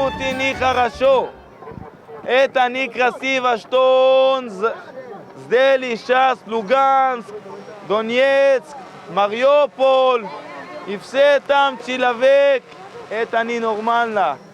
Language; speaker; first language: Russian; non-native, learner; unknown